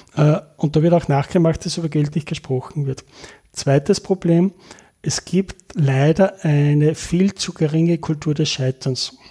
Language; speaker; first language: German; native; German